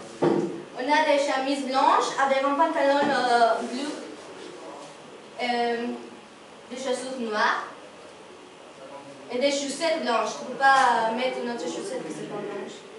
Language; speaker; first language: French; non-native, learner; Spanish